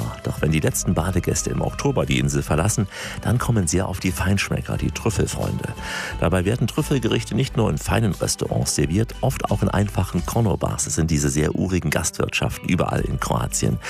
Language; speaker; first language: German; native; German